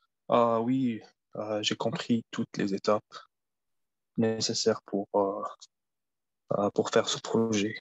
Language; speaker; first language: French; non-native, fluent; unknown